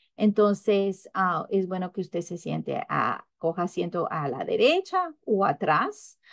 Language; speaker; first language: Spanish; early bilingual, heritage; English